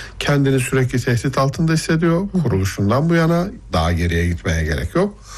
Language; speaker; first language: Turkish; native; Turkish